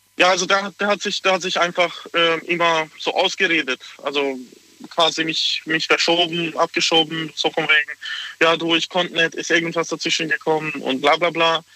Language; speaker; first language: German; non-native, fluent; Hungarian